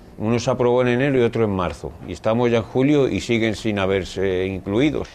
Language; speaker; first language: Spanish; native; Spanish